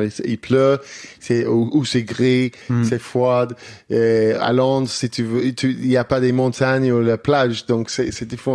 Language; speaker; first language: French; non-native, learner; English